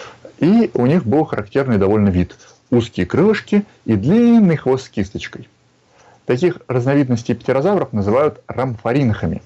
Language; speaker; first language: Russian; native; Russian